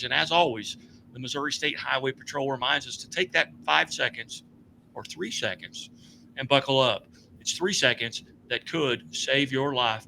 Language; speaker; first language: English; native; English